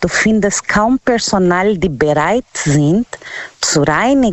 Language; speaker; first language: German; non-native, learner; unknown